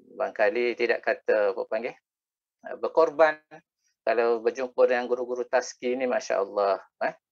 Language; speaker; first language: Malay; native; Malay